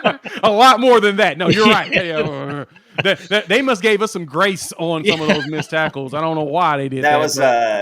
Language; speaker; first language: English; native; English